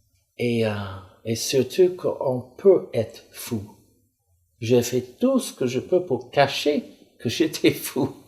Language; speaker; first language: French; non-native, fluent; English